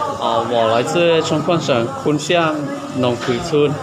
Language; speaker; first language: Chinese; non-native, learner; Lao